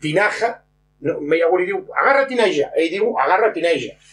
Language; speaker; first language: Spanish; non-native, local second language; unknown